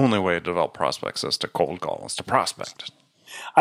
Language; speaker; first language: English; native; English